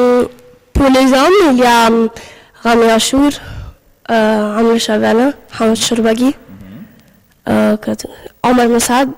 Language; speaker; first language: French; non-native, fluent; Arabic